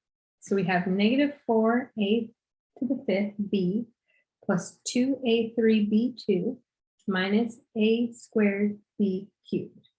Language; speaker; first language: English; native; English